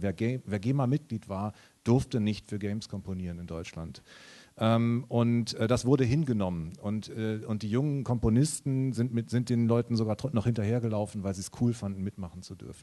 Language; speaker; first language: German; native; German